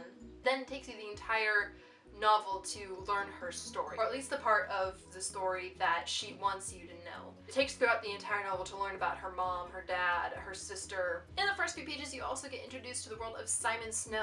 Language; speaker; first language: English; native; English